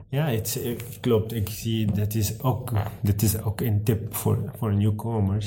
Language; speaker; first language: Dutch; non-native, learner; Arabic